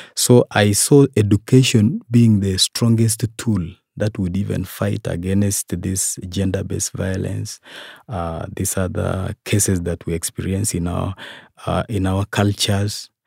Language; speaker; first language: English; non-native, local second language; Kalenjin